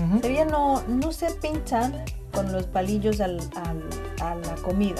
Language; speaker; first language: Spanish; non-native, fluent; Chinese